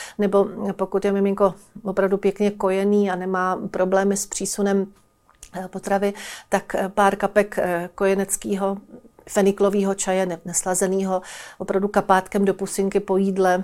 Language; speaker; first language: Czech; native; Czech